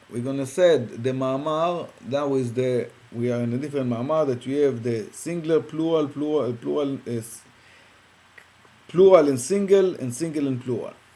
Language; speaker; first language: English; non-native, fluent; Hebrew